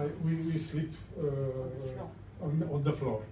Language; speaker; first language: English; non-native, learner; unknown